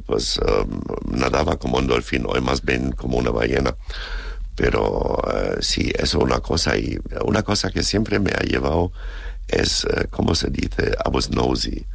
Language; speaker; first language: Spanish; non-native, fluent; German